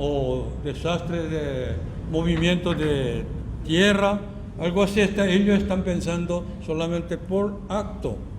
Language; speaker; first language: Spanish; non-native, fluent; Korean